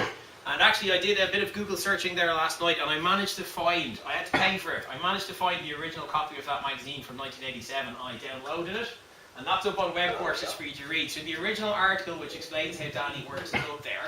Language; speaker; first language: English; native; English